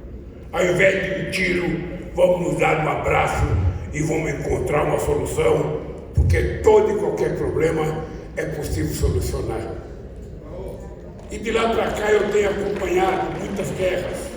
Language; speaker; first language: Portuguese; native; Portuguese